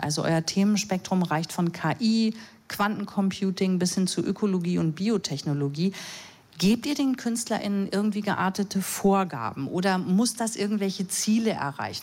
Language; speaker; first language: German; native; German